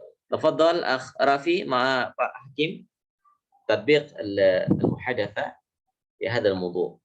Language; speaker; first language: Arabic; non-native, fluent; Indonesian